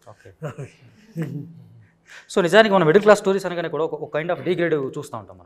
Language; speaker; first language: Telugu; native; Telugu